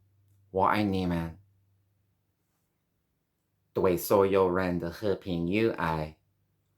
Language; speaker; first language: Chinese; non-native, learner; English